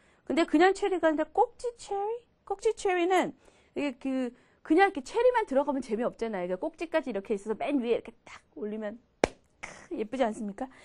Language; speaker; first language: Korean; native; Korean